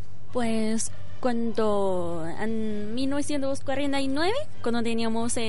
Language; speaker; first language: Spanish; non-native, learner; Chinese